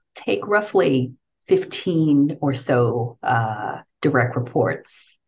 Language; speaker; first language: English; native; English